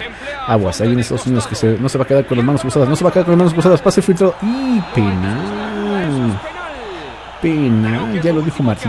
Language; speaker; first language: Spanish; native; Spanish